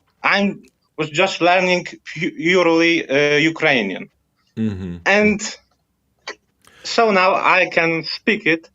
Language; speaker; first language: English; non-native, fluent; Polish